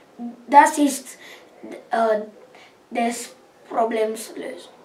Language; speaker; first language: German; non-native, learner; Romanian